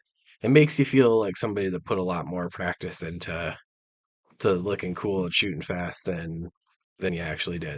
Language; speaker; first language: English; native; English